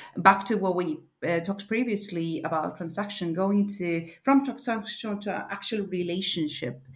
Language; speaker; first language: English; non-native, fluent; Spanish